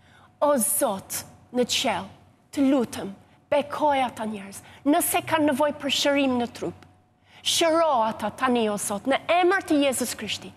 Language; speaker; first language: Albanian; non-native, fluent; English